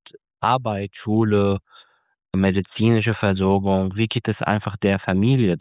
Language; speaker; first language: German; non-native, fluent; Arabic